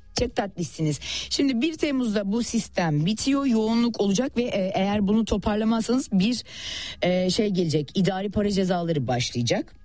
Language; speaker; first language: Turkish; native; Turkish